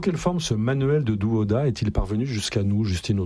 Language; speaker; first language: French; native; French